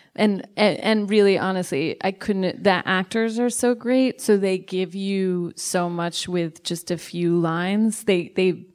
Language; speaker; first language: English; native; English